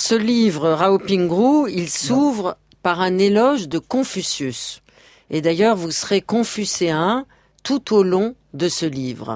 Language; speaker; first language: French; native; French